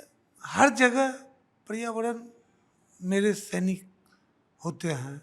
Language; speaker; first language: Hindi; native; Hindi